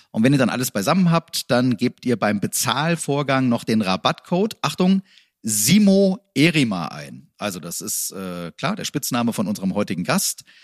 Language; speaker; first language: German; native; German